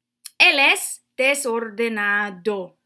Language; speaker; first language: Spanish; non-native, fluent; English